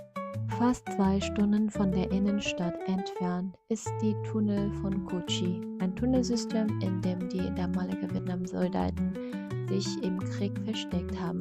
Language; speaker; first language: German; non-native, fluent; Vietnamese